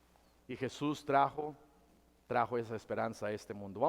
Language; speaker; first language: Spanish; native; Spanish